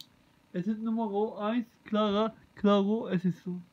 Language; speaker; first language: German; non-native, learner; Turkish